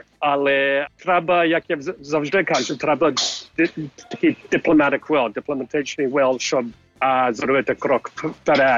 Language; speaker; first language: Ukrainian; early bilingual, heritage; English